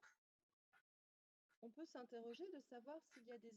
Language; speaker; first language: French; native; French